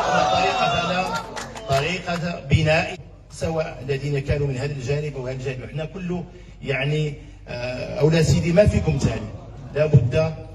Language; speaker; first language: Arabic; native; Arabic